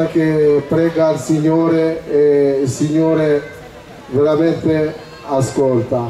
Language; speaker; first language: Italian; non-native, fluent; Albanian